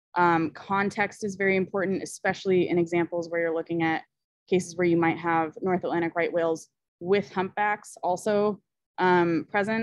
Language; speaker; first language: English; native; English